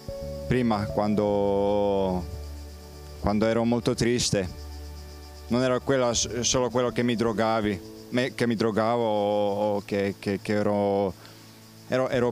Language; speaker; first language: Italian; non-native, fluent; Polish